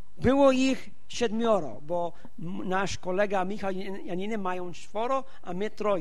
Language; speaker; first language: Polish; non-native, fluent; English